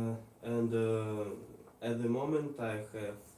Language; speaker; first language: English; non-native, learner; Russian